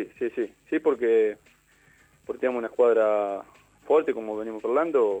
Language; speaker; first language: Italian; non-native, learner; Spanish